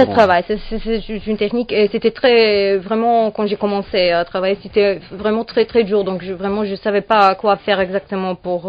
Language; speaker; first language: French; non-native, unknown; Serbian